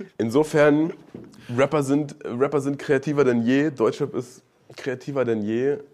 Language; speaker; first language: German; native; German